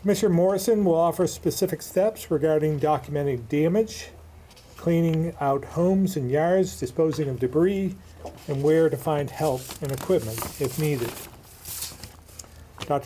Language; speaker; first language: English; native; English